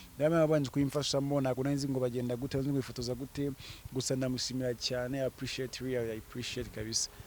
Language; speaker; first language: Kinyarwanda; early bilingual, heritage; Kinyarwanda